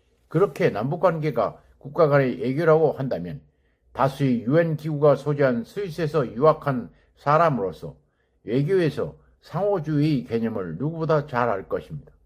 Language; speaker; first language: Korean; native; Korean